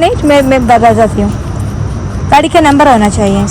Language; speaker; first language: Hindi; non-native, local second language; Malayalam